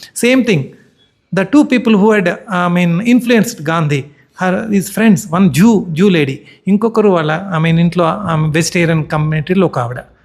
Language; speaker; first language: English; non-native, local second language; Telugu